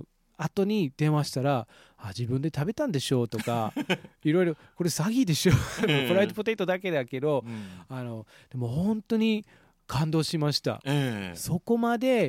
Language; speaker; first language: Japanese; non-native, fluent; English